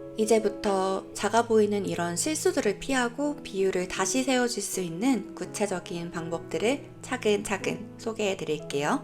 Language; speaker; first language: Korean; native; Korean